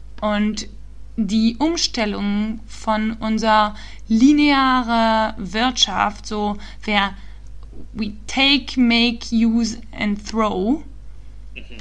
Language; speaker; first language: German; early bilingual, heritage; German